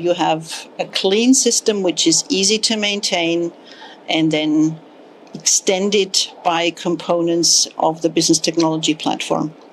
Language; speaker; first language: English; non-native, fluent; German